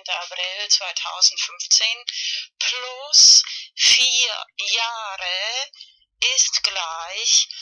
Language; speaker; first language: German; non-native, learner; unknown